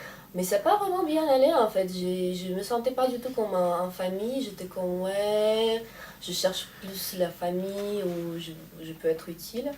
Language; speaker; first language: French; non-native, fluent; Russian